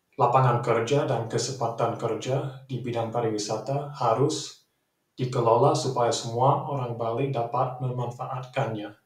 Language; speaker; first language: Indonesian; non-native, fluent; English